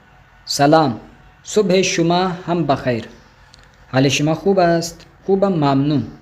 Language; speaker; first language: Persian; non-native, fluent; Urdu